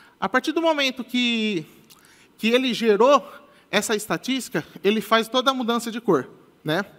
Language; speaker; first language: Portuguese; native; Portuguese